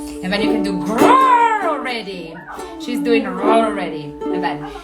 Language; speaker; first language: English; non-native, fluent; Italian